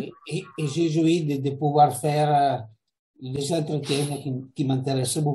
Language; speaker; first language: French; non-native, fluent; Italian